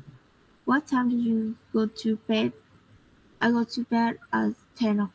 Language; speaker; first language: English; non-native, learner; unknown